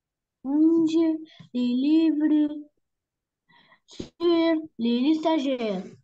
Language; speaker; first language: French; non-native, learner; Arabic